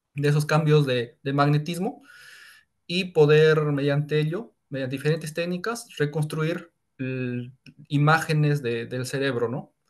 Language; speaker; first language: Spanish; native; Spanish